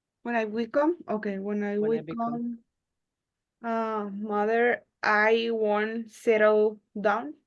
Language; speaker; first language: English; non-native, learner; Spanish